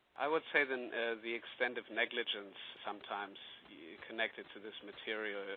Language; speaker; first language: English; non-native, fluent; German